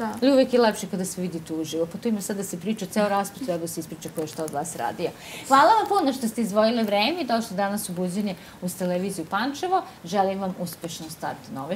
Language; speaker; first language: Serbian; native; Serbian